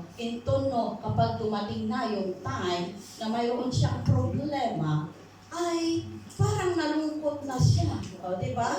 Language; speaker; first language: Filipino; non-native, local second language; Iloko